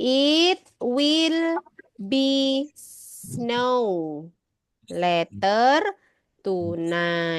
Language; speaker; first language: English; non-native, learner; Indonesian